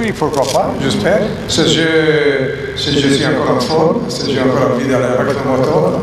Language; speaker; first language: French; non-native, learner; Italian